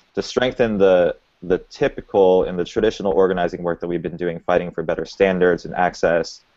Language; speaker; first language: English; native; English